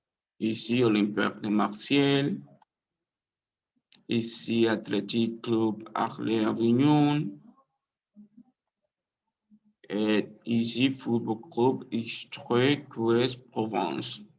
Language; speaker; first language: French; non-native, learner; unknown